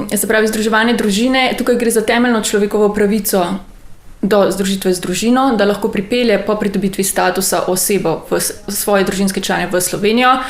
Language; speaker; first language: Slovenian; native; Slovenian